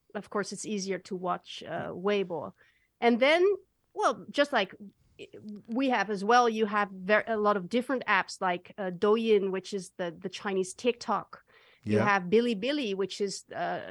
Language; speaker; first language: English; non-native, fluent; Dutch